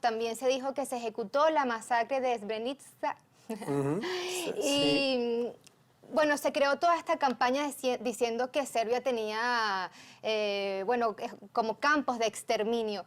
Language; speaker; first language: Spanish; native; Spanish